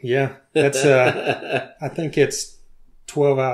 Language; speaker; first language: English; native; English